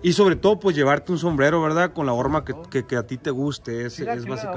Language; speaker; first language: Spanish; native; Spanish